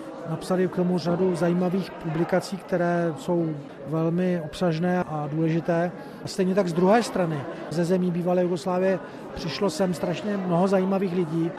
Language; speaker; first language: Czech; native; Czech